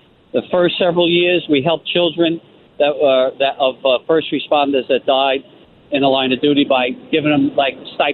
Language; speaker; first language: English; native; English